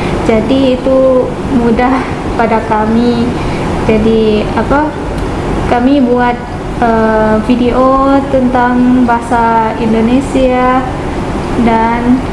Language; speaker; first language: Indonesian; non-native, fluent; Malay